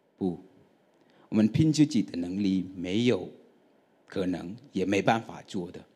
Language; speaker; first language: Chinese; non-native, fluent; Vietnamese